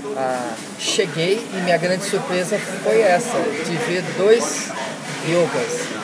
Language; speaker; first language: Portuguese; early bilingual, heritage; Portuguese